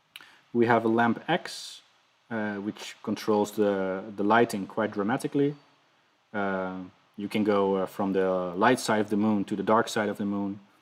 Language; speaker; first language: English; non-native, fluent; Dutch